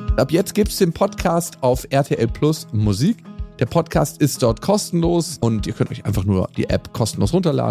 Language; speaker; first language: German; native; German